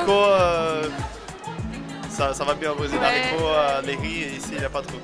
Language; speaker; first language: French; non-native, fluent; Portuguese